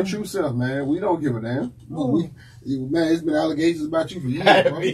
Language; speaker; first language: English; native; English